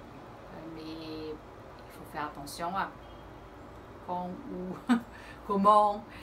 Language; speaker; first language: French; early bilingual, heritage; Portuguese